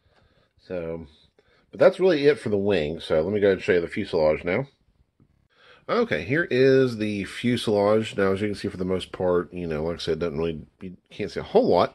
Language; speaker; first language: English; native; English